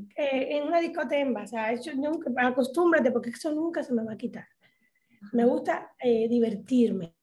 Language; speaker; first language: Spanish; native; Spanish